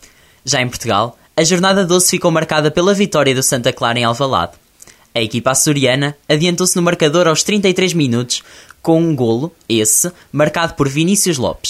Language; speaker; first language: Portuguese; native; Portuguese